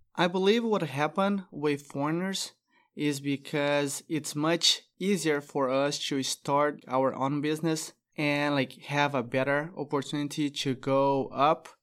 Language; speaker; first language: English; non-native, fluent; Portuguese